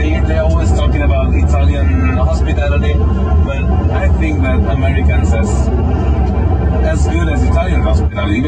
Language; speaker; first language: English; non-native, fluent; Italian